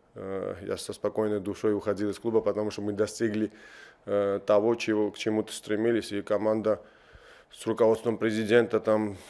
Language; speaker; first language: Russian; non-native, local second language; Georgian